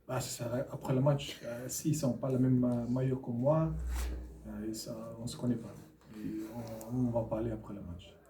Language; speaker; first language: French; non-native, learner; Fijian